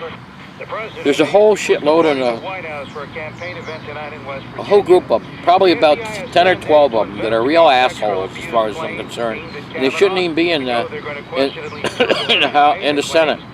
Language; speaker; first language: English; native; English